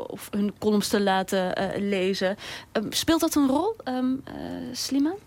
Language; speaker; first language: Dutch; early bilingual, other home language; Turkish